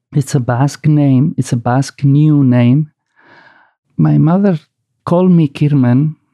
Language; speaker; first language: English; non-native, fluent; Spanish